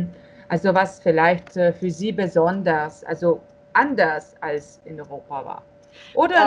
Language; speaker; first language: German; non-native, fluent; Russian